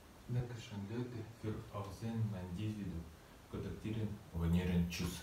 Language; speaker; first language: German; non-native, learner; Russian